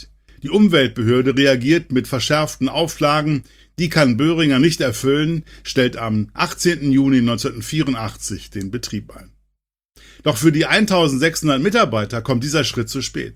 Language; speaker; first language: German; native; German